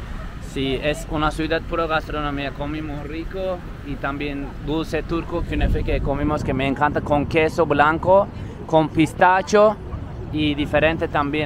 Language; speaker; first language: Spanish; non-native, fluent; Turkish